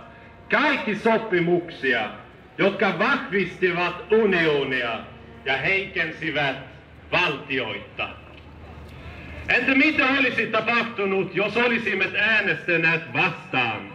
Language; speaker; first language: Finnish; non-native, fluent; Swedish